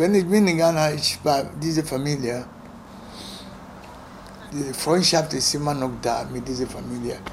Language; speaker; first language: German; non-native, learner; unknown